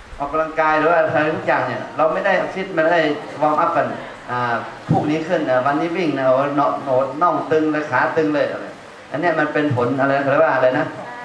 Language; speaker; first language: Thai; non-native, fluent; Chinese